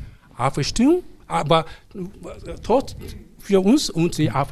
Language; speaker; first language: German; non-native, learner; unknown